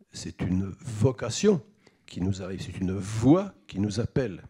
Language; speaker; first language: French; native; French